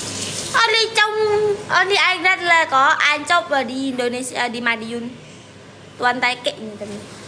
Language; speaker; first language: Vietnamese; non-native, learner; Javanese